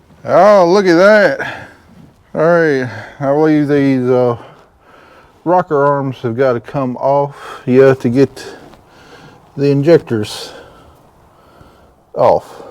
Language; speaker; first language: English; native; English